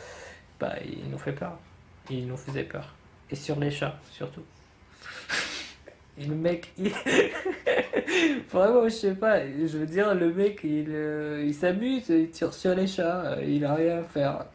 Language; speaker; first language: French; non-native, fluent; Arabic